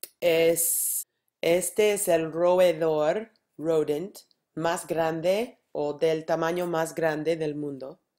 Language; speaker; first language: Spanish; non-native, learner; English